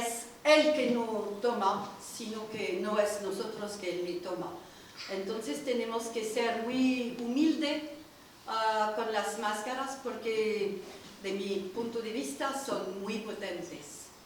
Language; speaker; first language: Spanish; non-native, learner; French